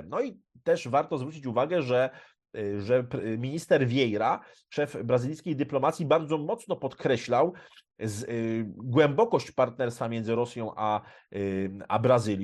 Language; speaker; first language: Polish; native; Polish